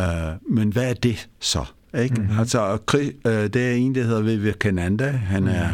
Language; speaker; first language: Danish; early bilingual, other home language; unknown